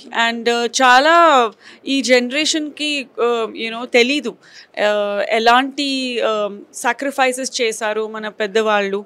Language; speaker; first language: Telugu; non-native, fluent; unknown